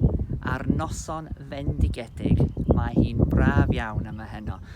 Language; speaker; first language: Welsh; native; Welsh